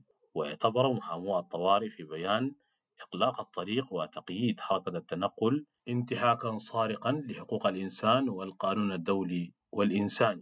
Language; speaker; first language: Arabic; native; Arabic